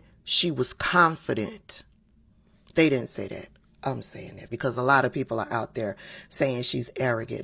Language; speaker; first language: English; native; English